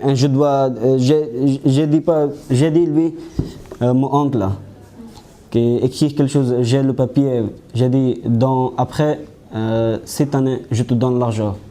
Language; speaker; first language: French; non-native, learner; Pashto